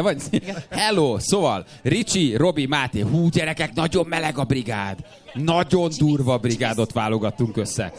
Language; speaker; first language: Hungarian; native; Hungarian